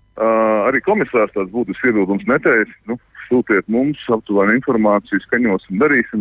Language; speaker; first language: Latvian; native; Latvian